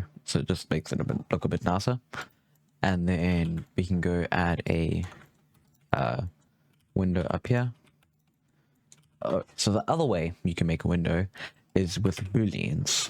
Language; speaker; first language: English; native; English